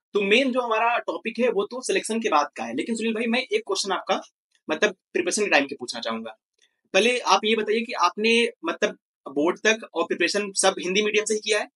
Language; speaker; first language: Hindi; native; Hindi